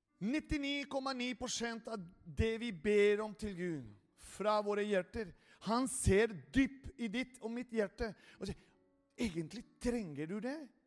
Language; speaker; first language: Norwegian; non-native, fluent; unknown